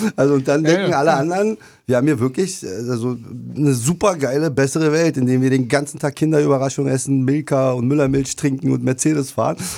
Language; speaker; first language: German; early bilingual, other home language; Turkish